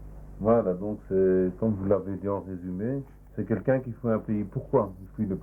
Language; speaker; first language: French; native; French